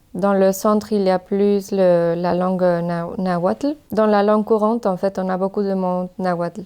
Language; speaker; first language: French; non-native, fluent; Spanish